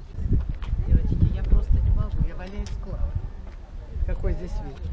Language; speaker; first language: Russian; non-native, local second language; Estonian